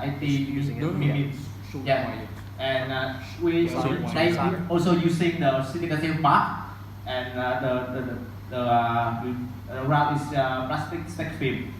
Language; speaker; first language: English; non-native, learner; Vietnamese